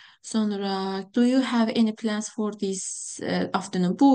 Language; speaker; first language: English; non-native, fluent; Azerbaijani